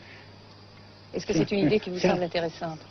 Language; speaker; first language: French; native; French